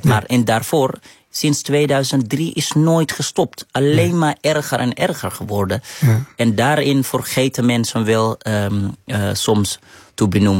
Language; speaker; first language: Dutch; non-native, fluent; Arabic